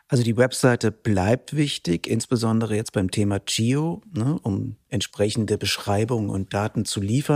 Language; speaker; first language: German; native; German